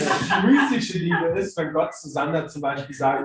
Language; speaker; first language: German; native; German